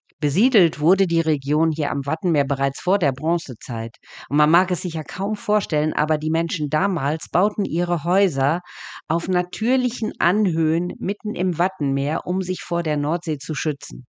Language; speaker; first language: German; native; German